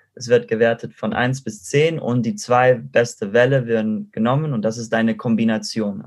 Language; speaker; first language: German; non-native, fluent; Spanish